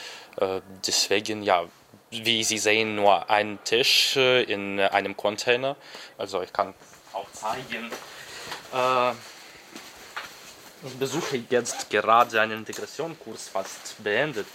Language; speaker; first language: German; non-native, learner; Ukrainian